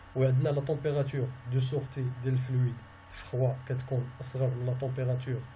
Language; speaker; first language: French; non-native, local second language; Arabic